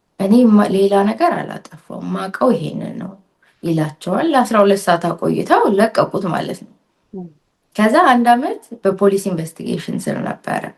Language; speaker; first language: Amharic; native; Amharic